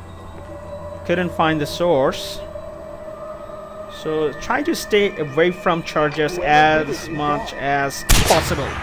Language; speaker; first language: English; non-native, fluent; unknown